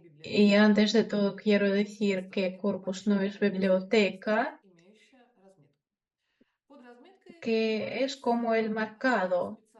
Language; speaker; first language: Spanish; non-native, fluent; Russian